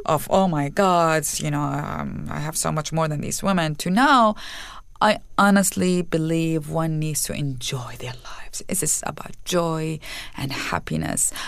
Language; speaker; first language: English; non-native, fluent; Arabic